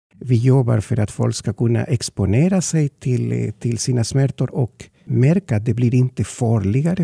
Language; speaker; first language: Swedish; non-native, fluent; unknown